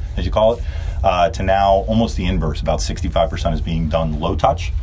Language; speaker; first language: English; early bilingual, other home language; Turkish